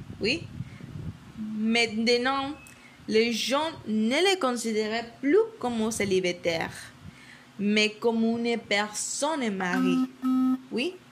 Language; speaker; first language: French; non-native, learner; Spanish